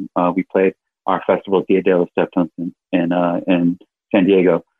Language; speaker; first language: English; native; English